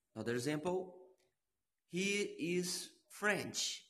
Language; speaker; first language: English; non-native, learner; Portuguese